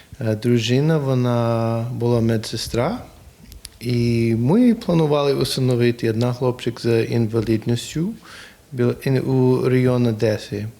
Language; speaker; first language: Ukrainian; non-native, learner; English